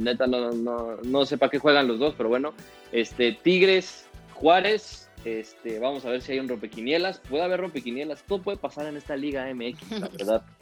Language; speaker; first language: Spanish; native; Spanish